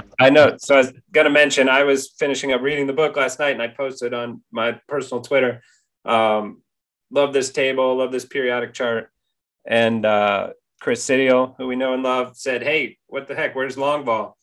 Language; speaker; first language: English; native; English